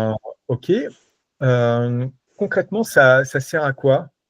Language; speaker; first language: French; native; French